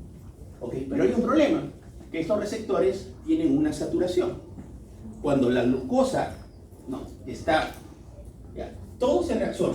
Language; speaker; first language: Spanish; native; Spanish